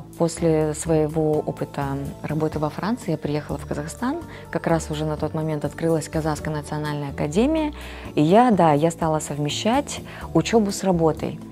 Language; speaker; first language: Russian; native; Russian